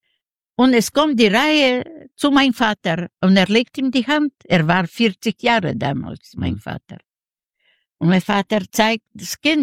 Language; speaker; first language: German; non-native, learner; Yiddish